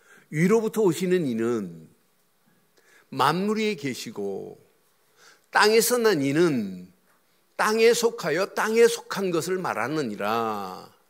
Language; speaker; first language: Korean; native; Korean